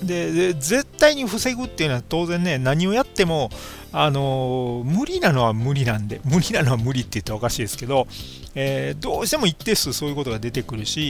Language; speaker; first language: Japanese; native; Japanese